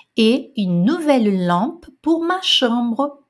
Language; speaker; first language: French; non-native, fluent; Portuguese